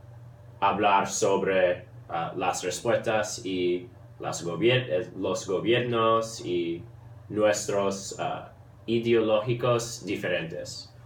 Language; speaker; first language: Spanish; early bilingual, heritage; English